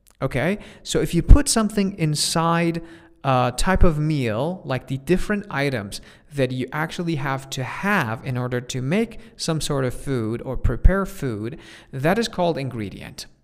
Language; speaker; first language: English; non-native, fluent; Persian